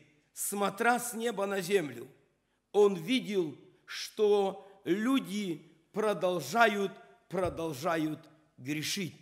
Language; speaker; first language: Russian; non-native, local second language; Ukrainian